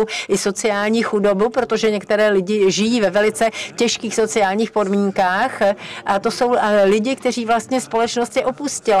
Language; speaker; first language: Czech; native; Czech